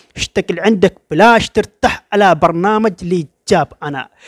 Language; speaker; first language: Arabic; non-native, learner; Oromo